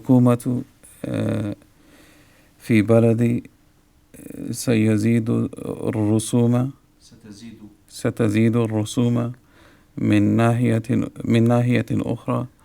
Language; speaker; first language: Arabic; non-native, learner; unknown